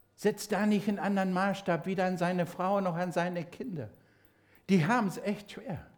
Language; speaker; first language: German; non-native, fluent; Spanish